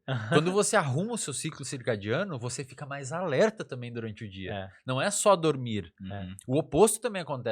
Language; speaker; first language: Portuguese; native; Portuguese